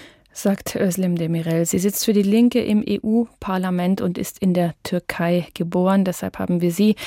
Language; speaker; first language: German; native; German